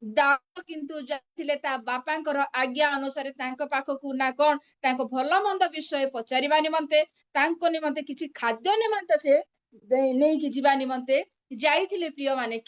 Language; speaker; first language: Odia; native; Odia